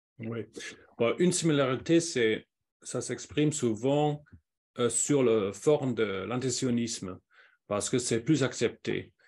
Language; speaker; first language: French; non-native, fluent; German